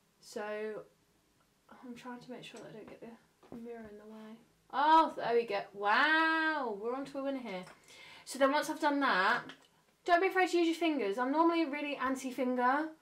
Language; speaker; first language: English; native; English